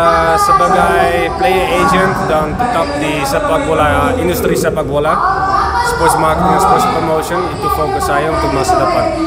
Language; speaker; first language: Indonesian; non-native, fluent; Dutch